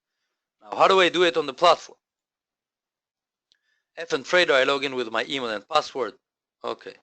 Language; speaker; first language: English; non-native, fluent; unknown